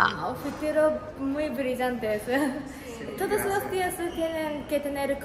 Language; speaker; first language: Spanish; non-native, learner; Japanese